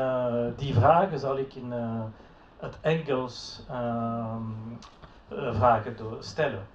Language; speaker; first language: Dutch; non-native, local second language; French